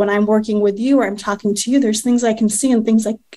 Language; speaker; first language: English; native; English